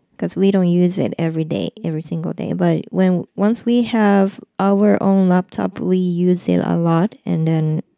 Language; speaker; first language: English; non-native, fluent; Japanese